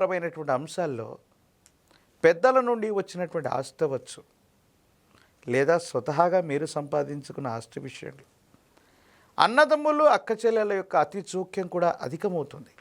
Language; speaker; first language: Telugu; native; Telugu